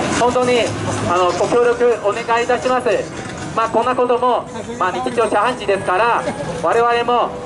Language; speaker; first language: Japanese; non-native, fluent; Chinese